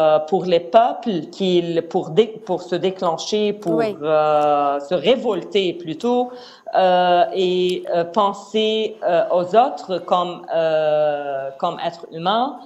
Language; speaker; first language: French; non-native, fluent; Arabic